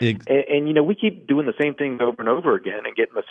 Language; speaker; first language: English; native; English